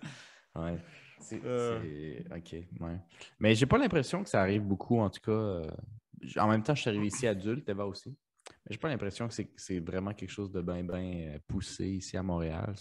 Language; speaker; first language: French; early bilingual, other home language; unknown